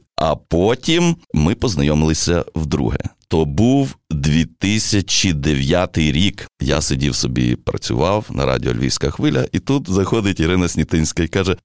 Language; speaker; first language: Ukrainian; native; Ukrainian